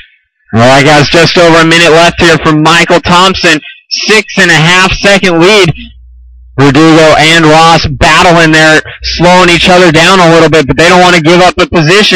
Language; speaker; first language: English; native; English